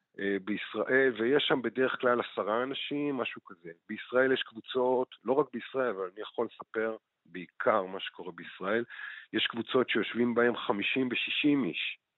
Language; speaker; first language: Hebrew; native; Hebrew